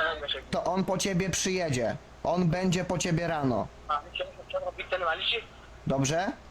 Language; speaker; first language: Polish; native; Polish